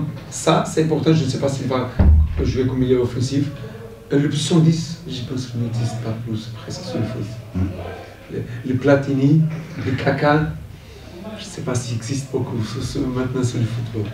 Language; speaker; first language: French; non-native, fluent; Portuguese